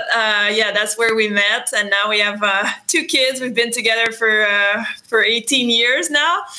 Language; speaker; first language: English; non-native, fluent; French